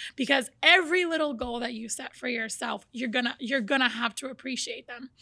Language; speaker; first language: English; early bilingual, other home language; Portuguese